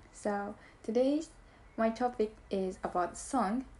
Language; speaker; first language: English; non-native, learner; Japanese